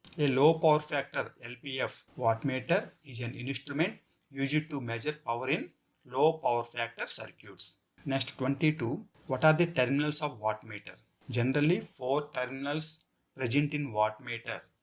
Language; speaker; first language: English; non-native, local second language; Telugu